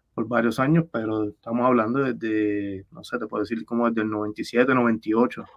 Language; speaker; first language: Spanish; native; Spanish